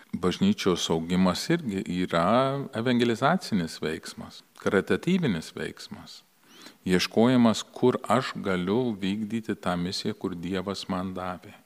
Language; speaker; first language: Lithuanian; early bilingual, heritage; Lithuanian